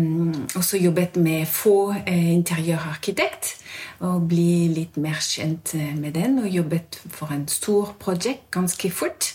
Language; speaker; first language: Norwegian; non-native, fluent; French